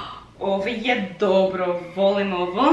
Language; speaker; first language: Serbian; non-native, learner; English